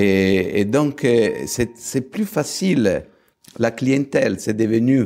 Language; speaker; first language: French; non-native, fluent; Italian